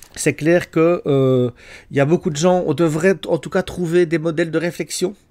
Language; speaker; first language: French; native; French